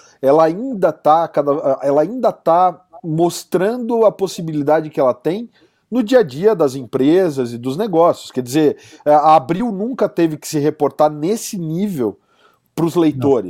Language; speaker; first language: Portuguese; native; Portuguese